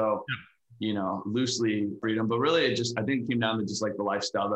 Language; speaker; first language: English; native; English